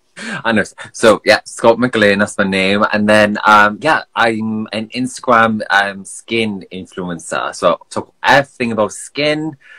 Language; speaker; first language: English; native; English